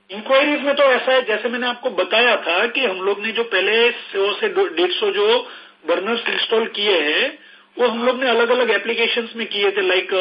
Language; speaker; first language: Hindi; non-native, local second language; Gujarati